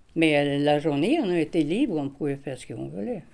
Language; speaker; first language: French; non-native, fluent; Swedish